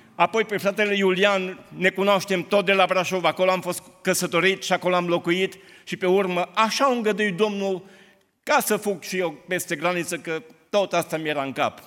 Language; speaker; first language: Romanian; non-native, local second language; Hungarian